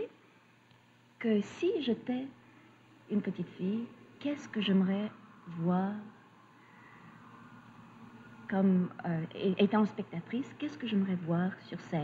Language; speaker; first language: French; early bilingual, other home language; Russian